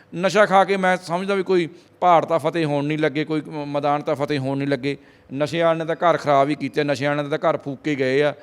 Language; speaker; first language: Punjabi; native; Punjabi